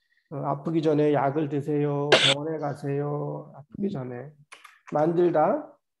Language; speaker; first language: Korean; native; Korean